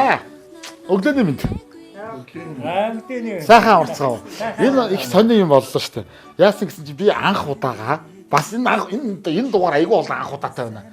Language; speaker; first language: Mongolian; native; Mongolian